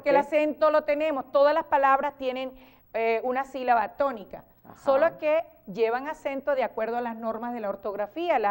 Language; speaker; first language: Spanish; native; Spanish